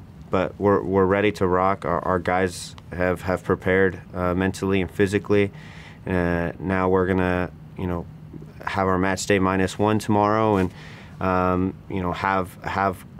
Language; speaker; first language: English; early bilingual, other home language; Spanish